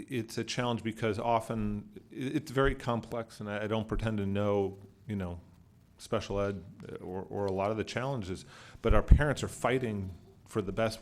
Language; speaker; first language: English; native; English